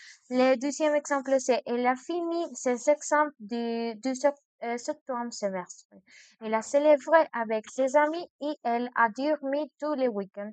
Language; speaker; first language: French; non-native, learner; Spanish